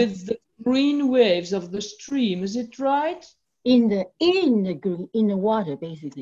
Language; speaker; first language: English; non-native, fluent; French